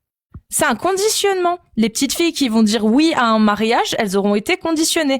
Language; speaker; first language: French; native; French